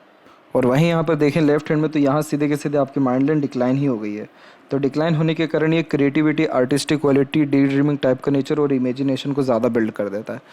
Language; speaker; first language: Hindi; native; Hindi